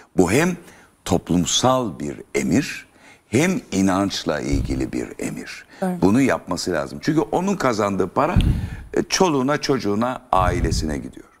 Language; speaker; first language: Turkish; native; Turkish